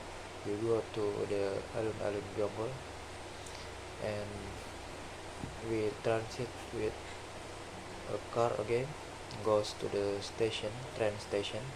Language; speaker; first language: English; non-native, learner; Indonesian